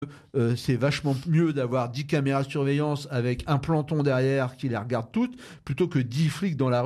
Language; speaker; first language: French; native; French